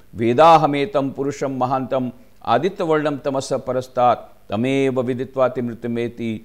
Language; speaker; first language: Hindi; non-native, local second language; Gujarati